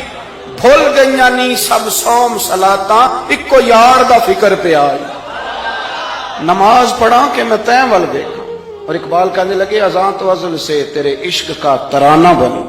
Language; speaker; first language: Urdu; non-native, local second language; Punjabi